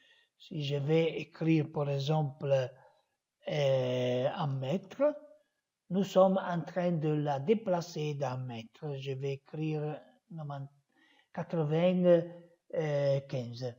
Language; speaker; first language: French; non-native, learner; Italian